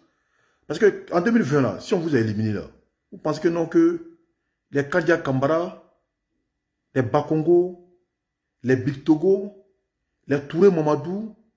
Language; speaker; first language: French; native; French